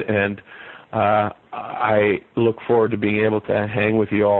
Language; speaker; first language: English; native; English